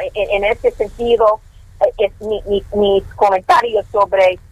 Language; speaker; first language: Spanish; non-native, fluent; English